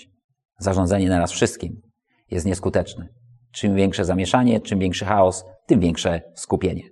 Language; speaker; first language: Polish; native; Polish